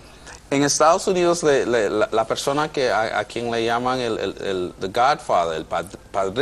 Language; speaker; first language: Spanish; non-native, fluent; English